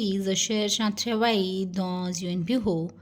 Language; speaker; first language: French; non-native, fluent; Hindi